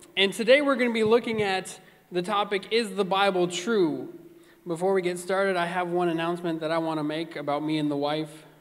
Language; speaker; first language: English; native; English